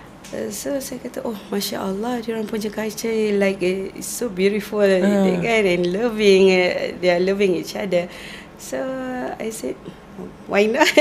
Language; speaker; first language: English; non-native, local second language; Malay